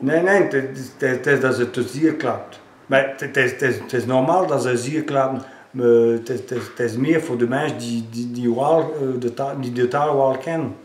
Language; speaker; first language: Dutch; non-native, local second language; French